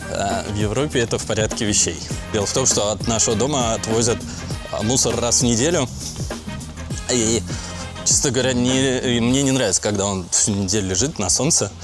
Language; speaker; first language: Russian; native; Russian